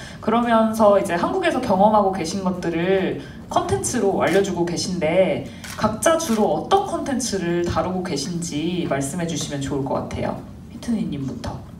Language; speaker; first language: Korean; native; Korean